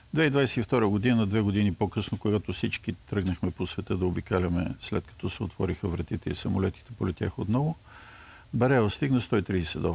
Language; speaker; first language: Bulgarian; native; Bulgarian